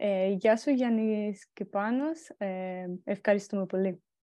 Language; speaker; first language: Greek; non-native, learner; Italian